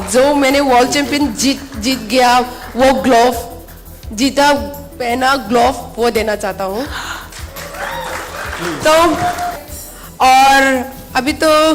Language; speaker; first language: Hindi; non-native, local second language; Manipuri